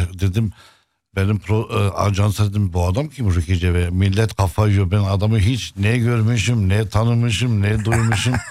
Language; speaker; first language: Turkish; non-native, fluent; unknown